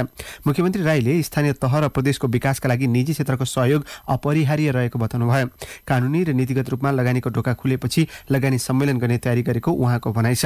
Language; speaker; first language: Nepali; native; Nepali